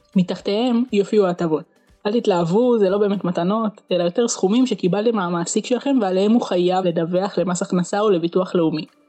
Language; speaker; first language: Hebrew; native; Hebrew